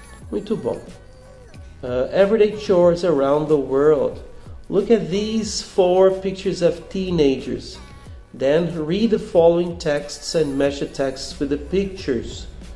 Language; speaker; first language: English; non-native, fluent; Portuguese